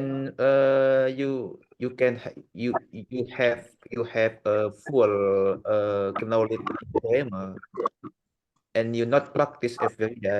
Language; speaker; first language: English; non-native, learner; Indonesian